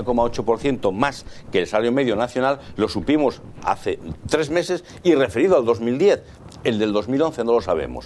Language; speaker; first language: Spanish; native; Spanish